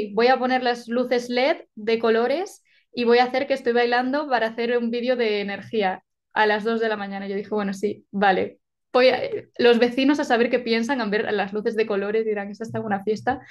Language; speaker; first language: Spanish; native; Spanish